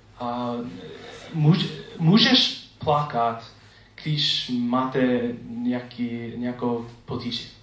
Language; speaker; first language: Czech; non-native, learner; English